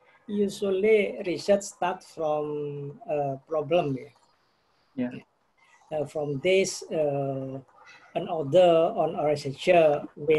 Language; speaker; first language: English; non-native, fluent; Indonesian